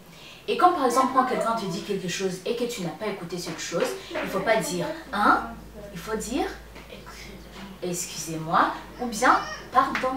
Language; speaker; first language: French; non-native, local second language; Kinyarwanda